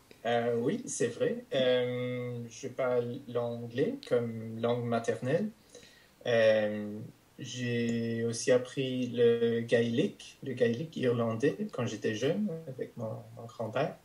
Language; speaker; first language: French; non-native, fluent; English